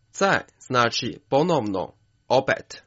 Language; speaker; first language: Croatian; non-native, fluent; Chinese